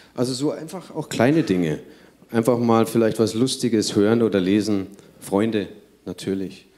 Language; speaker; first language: German; native; German